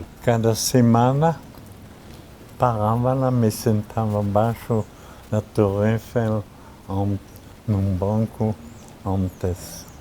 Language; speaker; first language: Portuguese; non-native, fluent; French